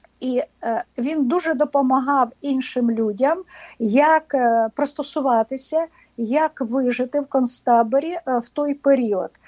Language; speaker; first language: Ukrainian; non-native, local second language; Russian